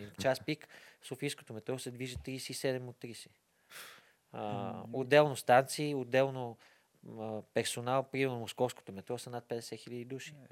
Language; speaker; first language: Bulgarian; native; Bulgarian